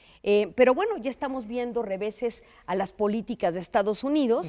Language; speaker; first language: Spanish; native; Spanish